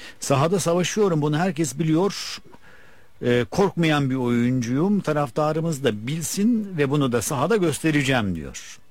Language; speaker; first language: Turkish; native; Turkish